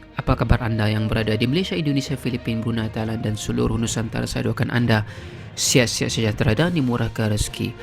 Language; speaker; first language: Malay; native; Malay